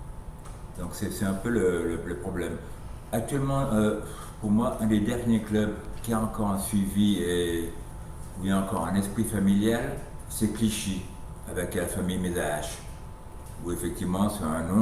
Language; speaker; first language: French; native; French